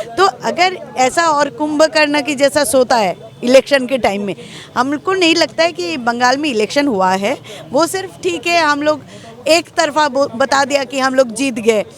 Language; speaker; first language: Hindi; non-native, local second language; Bangla